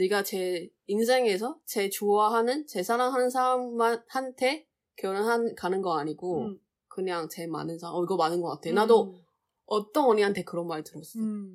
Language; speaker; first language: Korean; non-native, learner; Chinese